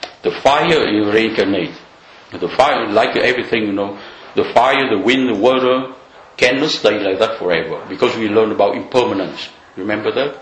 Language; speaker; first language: English; non-native, fluent; Vietnamese